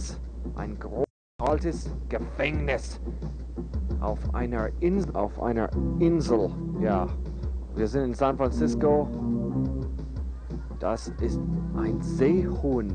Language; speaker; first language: German; non-native, fluent; English